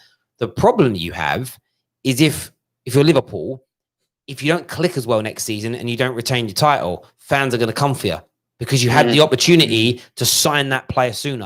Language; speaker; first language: English; native; English